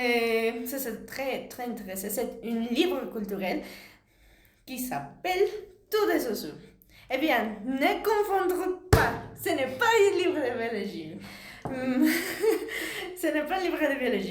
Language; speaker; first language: French; non-native, learner; Spanish